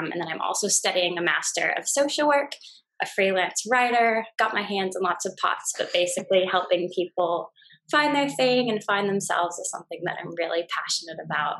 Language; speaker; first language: English; native; English